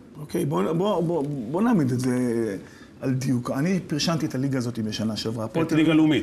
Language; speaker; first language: Hebrew; native; Hebrew